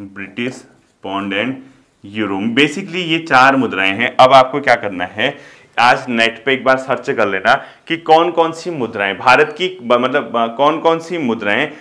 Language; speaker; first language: Hindi; native; Hindi